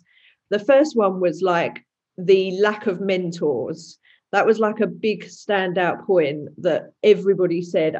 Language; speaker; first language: English; native; English